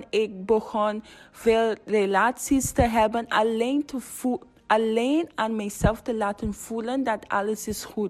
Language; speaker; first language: Dutch; non-native, fluent; English